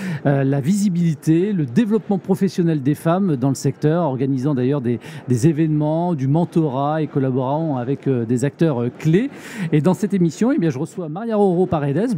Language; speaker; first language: French; native; French